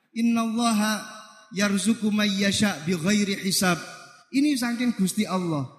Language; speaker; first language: Indonesian; non-native, local second language; Javanese